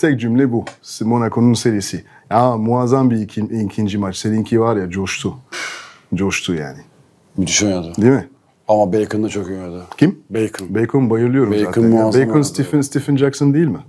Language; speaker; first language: Turkish; non-native, fluent; French